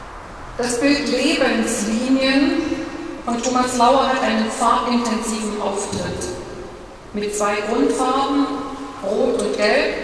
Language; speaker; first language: German; native; German